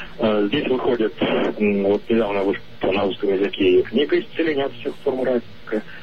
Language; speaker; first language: Russian; native; Russian